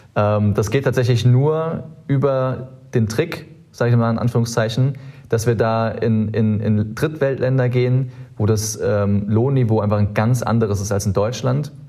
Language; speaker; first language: German; native; German